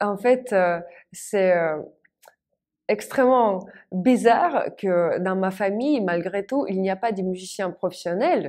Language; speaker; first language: French; non-native, fluent; Russian